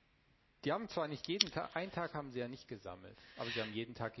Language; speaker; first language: German; non-native, fluent; Romanian